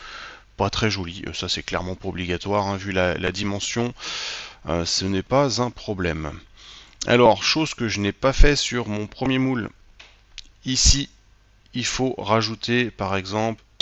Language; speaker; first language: French; native; French